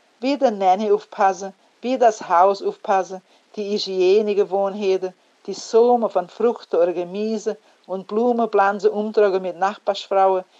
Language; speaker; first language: German; early bilingual, heritage; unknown